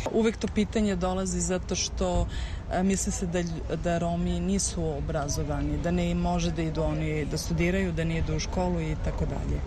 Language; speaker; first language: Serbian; early bilingual, heritage; Romany